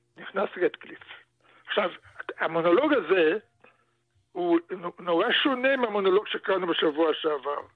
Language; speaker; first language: Hebrew; early bilingual, other home language; Russian